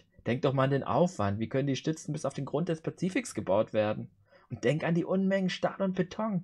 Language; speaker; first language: German; native; German